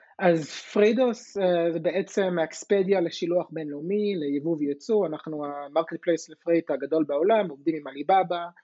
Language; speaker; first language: Hebrew; non-native, fluent; English